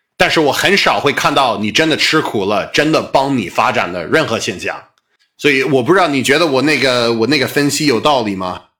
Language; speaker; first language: Chinese; non-native, fluent; English